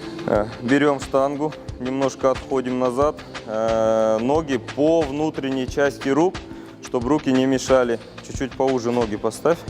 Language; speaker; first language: Russian; native; Russian